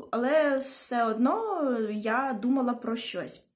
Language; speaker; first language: Ukrainian; non-native, local second language; Russian